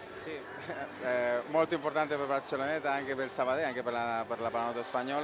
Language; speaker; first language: Italian; non-native, fluent; Spanish